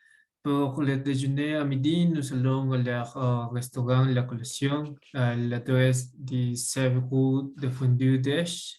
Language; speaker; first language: French; non-native, learner; Spanish